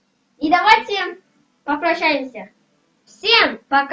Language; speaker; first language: Russian; non-native, local second language; Kazakh